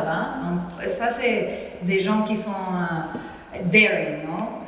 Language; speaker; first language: French; non-native, fluent; Spanish